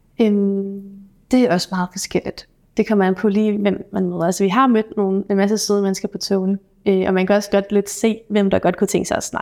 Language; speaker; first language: Danish; native; Danish